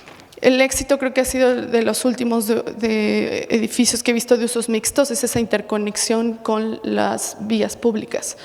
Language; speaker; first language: Spanish; native; Spanish